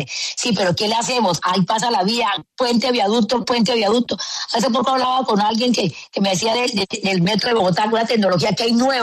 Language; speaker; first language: Spanish; native; Spanish